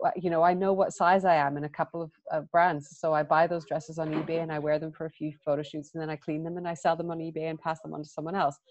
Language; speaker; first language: English; native; English